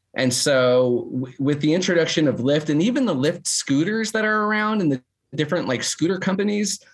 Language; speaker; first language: English; native; English